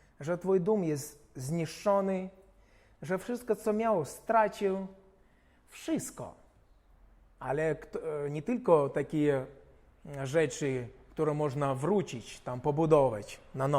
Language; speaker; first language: Polish; non-native, fluent; Ukrainian